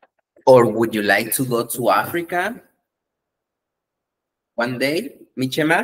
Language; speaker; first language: English; non-native, fluent; Spanish